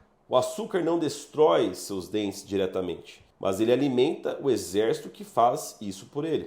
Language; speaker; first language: Portuguese; native; Portuguese